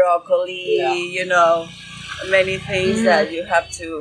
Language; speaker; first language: English; non-native, learner; Spanish